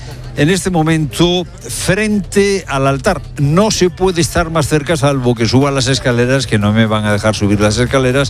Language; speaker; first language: Spanish; native; Spanish